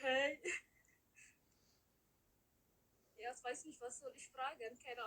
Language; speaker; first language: German; early bilingual, other home language; Tigrinya